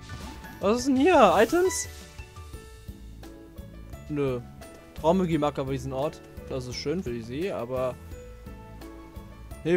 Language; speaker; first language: German; native; German